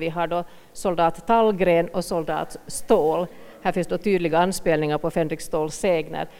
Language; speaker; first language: Swedish; native; Swedish